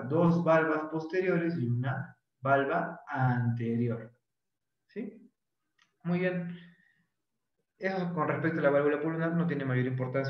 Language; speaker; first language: Spanish; native; Spanish